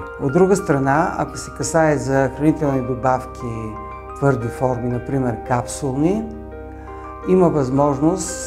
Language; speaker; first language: Bulgarian; native; Bulgarian